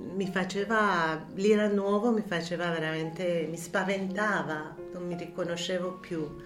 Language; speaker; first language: Italian; non-native, fluent; Persian